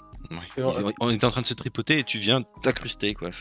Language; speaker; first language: French; native; French